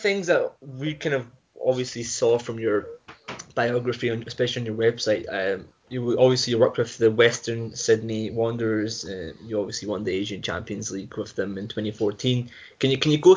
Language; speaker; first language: English; native; English